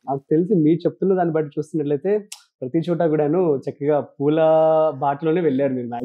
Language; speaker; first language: Telugu; native; Telugu